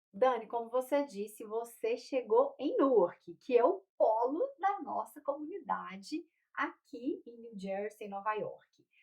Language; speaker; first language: Portuguese; native; Portuguese